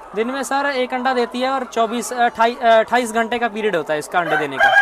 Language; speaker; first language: Hindi; native; Hindi